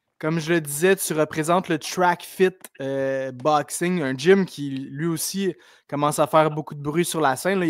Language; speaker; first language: French; native; French